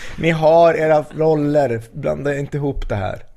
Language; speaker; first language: Swedish; native; Swedish